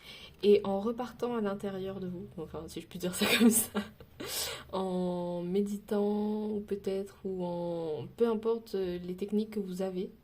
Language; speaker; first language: French; native; French